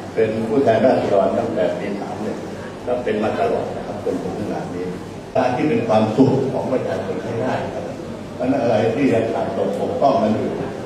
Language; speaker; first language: Thai; native; Thai